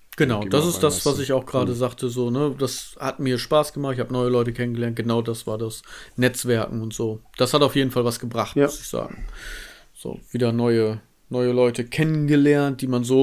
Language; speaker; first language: German; native; German